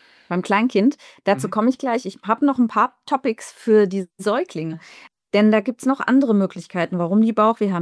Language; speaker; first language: German; native; German